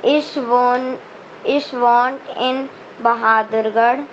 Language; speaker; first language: German; non-native, learner; Hindi